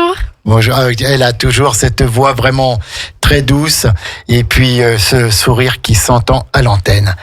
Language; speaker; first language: French; native; French